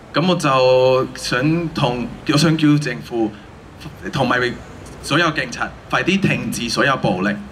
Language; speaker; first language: Cantonese; non-native, fluent; Spanish